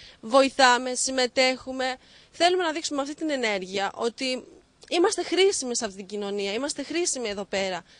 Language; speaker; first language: Greek; non-native, fluent; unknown